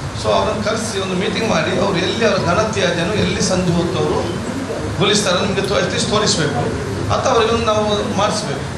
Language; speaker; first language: Kannada; non-native, local second language; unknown